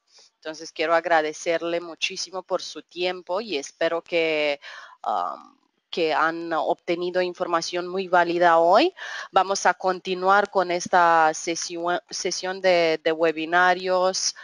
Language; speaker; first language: Spanish; non-native, fluent; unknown